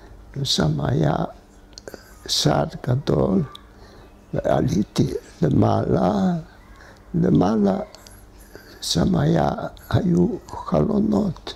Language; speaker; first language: Hebrew; non-native, fluent; Hungarian